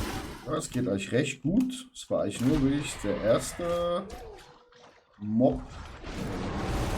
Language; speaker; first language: German; native; German